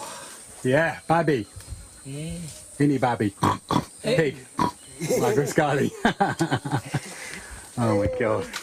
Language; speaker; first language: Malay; non-native, learner; English